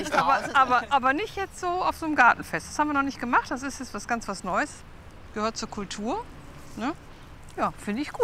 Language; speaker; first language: German; native; German